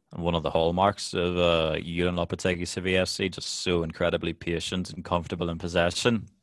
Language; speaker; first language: English; native; English